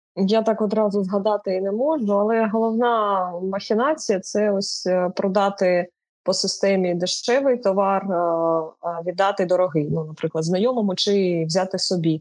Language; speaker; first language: Ukrainian; non-native, local second language; Russian